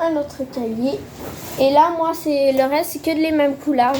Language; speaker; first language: French; native; French